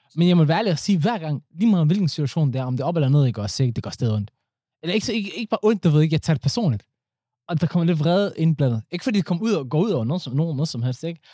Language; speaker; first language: Danish; early bilingual, other home language; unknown